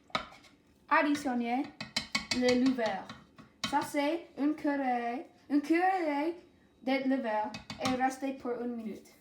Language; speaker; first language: French; non-native, learner; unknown